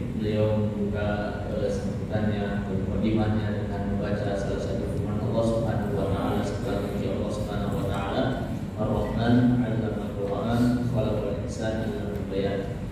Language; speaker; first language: Indonesian; native; Indonesian